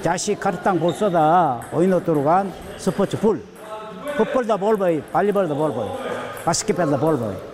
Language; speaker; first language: Kyrgyz; non-native, learner; Korean